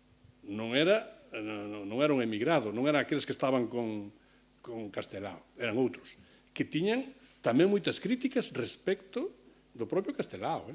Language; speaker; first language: Galician; native; Galician